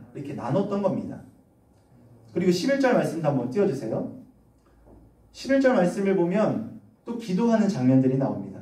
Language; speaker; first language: Korean; native; Korean